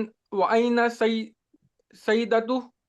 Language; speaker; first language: Arabic; non-native, learner; Urdu